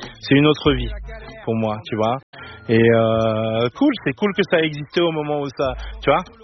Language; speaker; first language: French; native; French